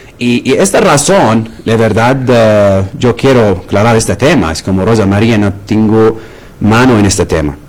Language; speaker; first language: Spanish; non-native, learner; Arabic